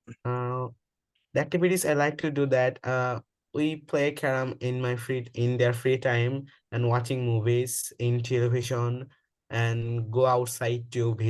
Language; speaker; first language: English; non-native, learner; Bangla